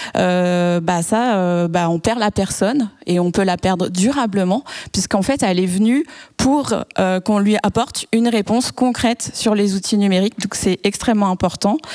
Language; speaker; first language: French; native; French